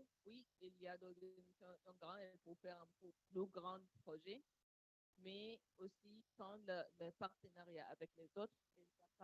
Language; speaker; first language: French; non-native, learner; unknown